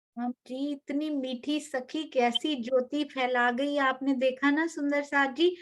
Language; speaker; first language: Hindi; native; Hindi